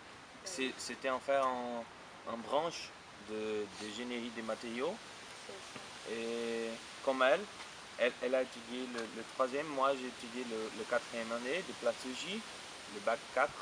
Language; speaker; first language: French; non-native, fluent; Portuguese